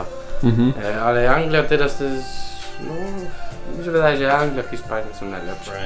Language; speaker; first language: Polish; non-native, learner; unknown